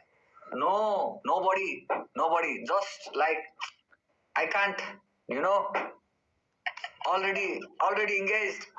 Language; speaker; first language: English; non-native, learner; Nepali